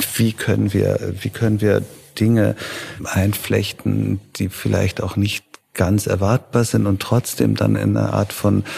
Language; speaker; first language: German; native; German